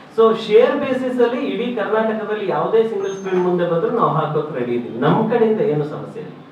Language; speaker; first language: Kannada; native; Kannada